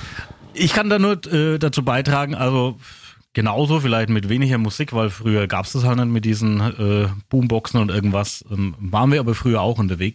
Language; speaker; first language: German; native; German